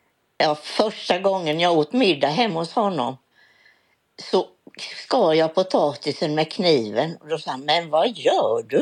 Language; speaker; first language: Swedish; native; Swedish